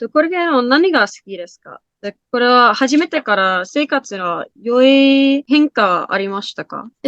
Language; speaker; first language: Japanese; non-native, learner; English